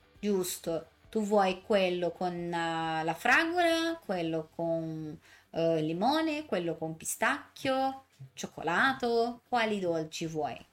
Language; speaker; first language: Italian; non-native, fluent; Portuguese